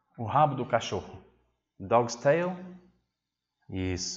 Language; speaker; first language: Portuguese; non-native, fluent; English